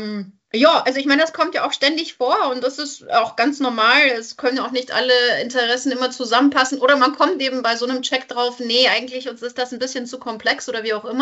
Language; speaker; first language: German; native; German